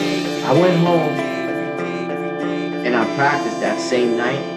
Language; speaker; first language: English; native; English